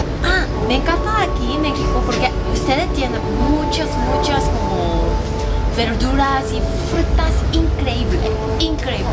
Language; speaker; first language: Spanish; non-native, learner; Korean